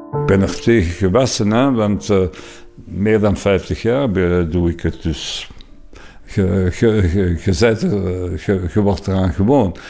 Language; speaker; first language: Dutch; non-native, local second language; French